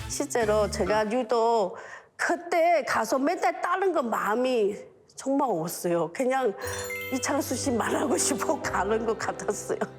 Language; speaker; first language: Korean; non-native, learner; Chinese